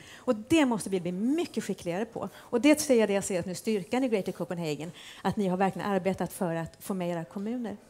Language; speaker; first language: Swedish; native; Swedish